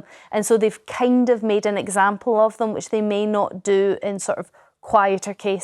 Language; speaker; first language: English; native; English